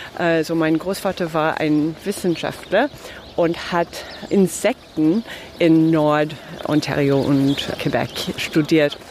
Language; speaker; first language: German; non-native, fluent; English